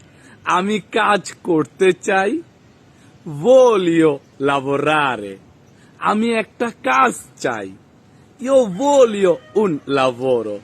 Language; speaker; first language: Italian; non-native, fluent; Bangla